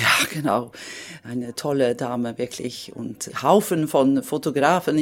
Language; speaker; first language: German; non-native, fluent; Swedish